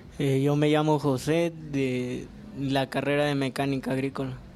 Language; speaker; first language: Spanish; non-native, local second language; Mixtepec Mixtec